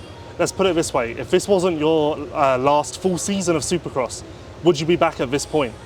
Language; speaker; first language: English; native; English